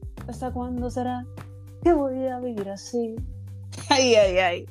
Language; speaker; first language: Spanish; early bilingual, heritage; Spanish